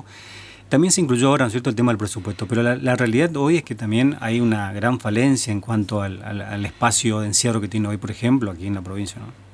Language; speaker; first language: Spanish; native; Spanish